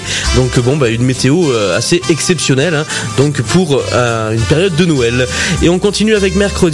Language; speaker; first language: French; native; French